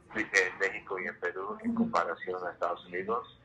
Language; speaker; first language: Spanish; early bilingual, heritage; Spanish